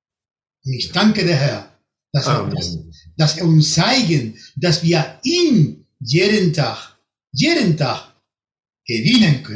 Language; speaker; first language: German; non-native, learner; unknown